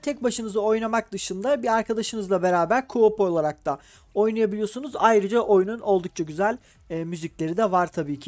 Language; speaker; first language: Turkish; native; Turkish